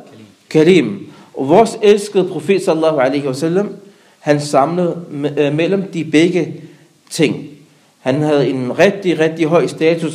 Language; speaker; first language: Danish; early bilingual, other home language; Arabic